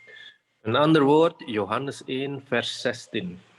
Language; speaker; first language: Dutch; non-native, fluent; Indonesian